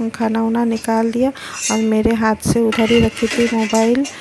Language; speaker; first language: Hindi; non-native, local second language; Bangla